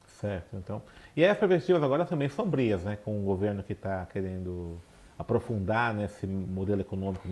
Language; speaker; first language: Portuguese; native; Portuguese